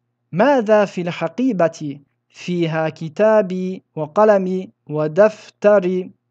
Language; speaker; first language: Arabic; non-native, fluent; French